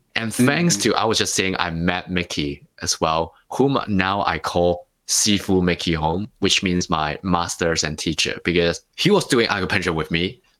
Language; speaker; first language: English; non-native, local second language; Cantonese